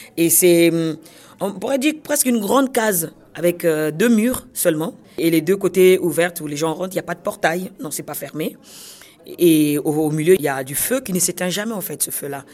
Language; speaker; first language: French; non-native, local second language; Kongo